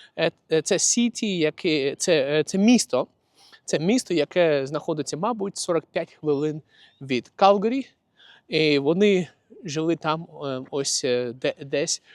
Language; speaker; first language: Ukrainian; non-native, local second language; Russian